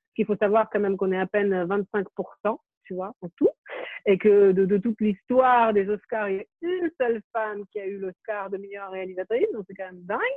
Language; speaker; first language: French; non-native, fluent; Ukrainian